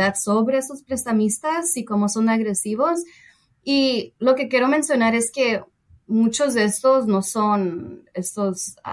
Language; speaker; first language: Spanish; early bilingual, heritage; Spanish